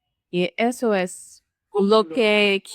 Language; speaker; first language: Spanish; non-native, learner; English